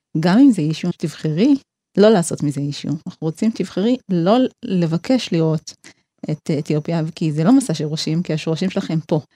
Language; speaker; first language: Hebrew; early bilingual, other home language; Amharic